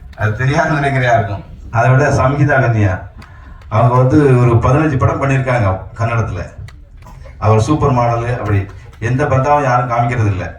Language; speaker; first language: Tamil; native; Tamil